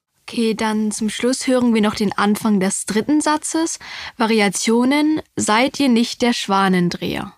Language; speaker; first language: German; native; German